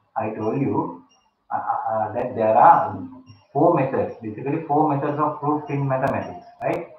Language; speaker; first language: English; non-native, local second language; Sinhala